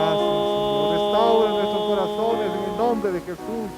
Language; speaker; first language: Spanish; native; Spanish